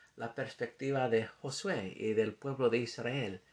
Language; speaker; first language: Spanish; non-native, fluent; English